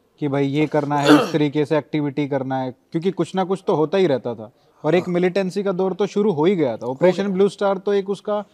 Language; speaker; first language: Hindi; native; Hindi